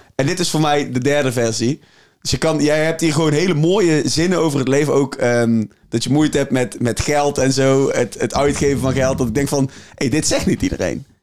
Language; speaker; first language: Dutch; native; Dutch